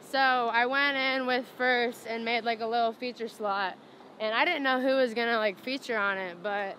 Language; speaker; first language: English; native; English